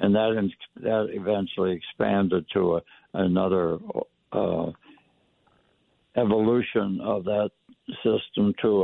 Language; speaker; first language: English; native; English